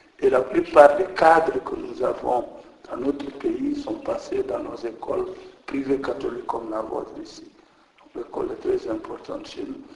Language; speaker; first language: French; non-native, local second language; Jola-Fonyi